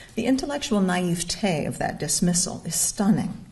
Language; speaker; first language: English; native; English